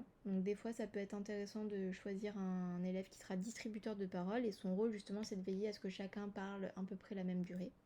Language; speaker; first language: French; native; French